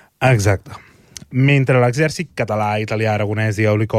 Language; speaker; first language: Catalan; native; Catalan